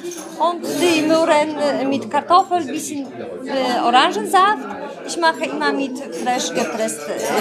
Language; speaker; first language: German; non-native, learner; Polish